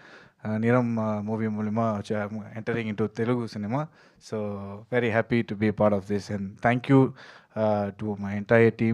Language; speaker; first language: Telugu; early bilingual, heritage; Telugu